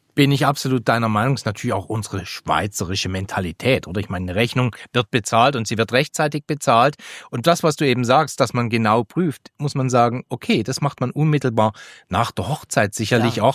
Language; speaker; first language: German; native; German